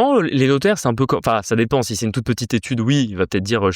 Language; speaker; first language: French; native; French